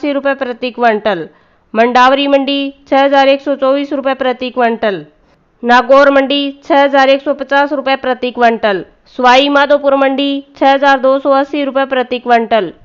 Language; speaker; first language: Hindi; native; Hindi